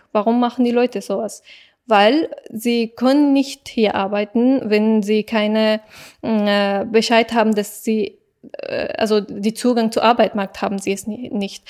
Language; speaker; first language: German; non-native, fluent; Persian